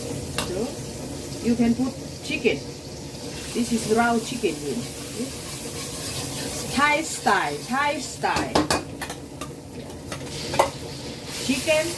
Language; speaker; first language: English; non-native, learner; Thai